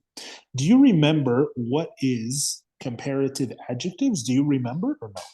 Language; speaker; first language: English; non-native, fluent; Spanish